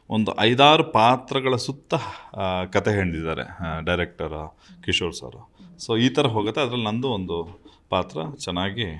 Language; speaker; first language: Kannada; native; Kannada